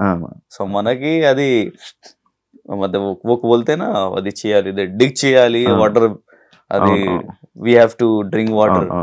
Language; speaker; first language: Telugu; non-native, learner; Hindi